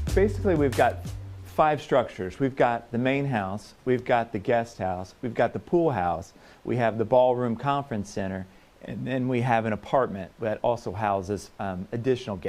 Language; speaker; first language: English; native; English